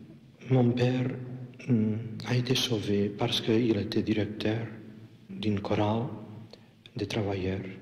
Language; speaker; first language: French; non-native, fluent; Catalan